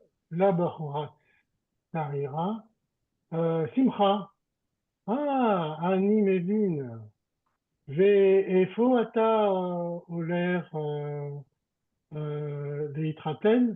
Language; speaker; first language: Hebrew; non-native, learner; French